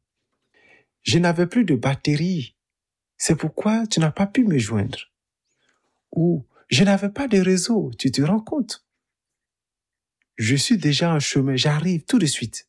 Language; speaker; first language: French; native; French